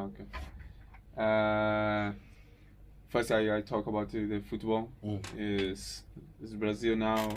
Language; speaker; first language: English; non-native, learner; Portuguese